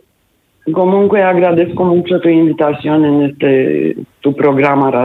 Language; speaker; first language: Spanish; non-native, learner; Italian